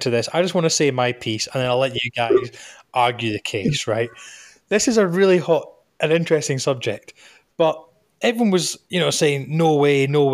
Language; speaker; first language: English; native; English